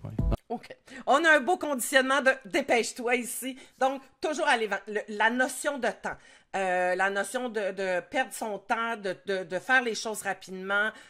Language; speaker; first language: French; native; French